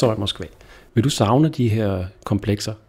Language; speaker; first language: Danish; native; Danish